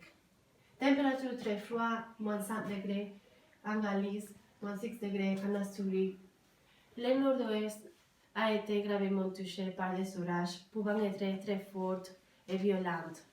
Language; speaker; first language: French; non-native, learner; Spanish